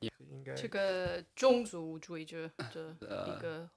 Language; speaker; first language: Chinese; non-native, fluent; English